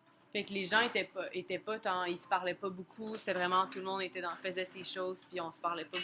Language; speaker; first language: French; native; French